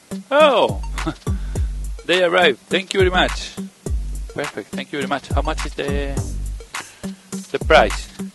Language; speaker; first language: English; non-native, learner; Spanish